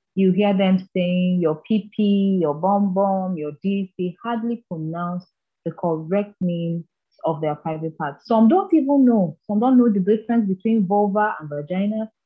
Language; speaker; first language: English; non-native, local second language; Igbo